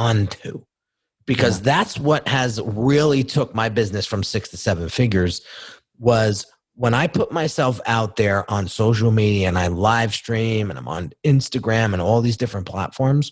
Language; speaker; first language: English; native; English